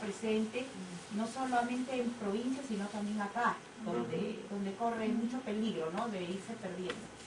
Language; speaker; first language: Spanish; native; Spanish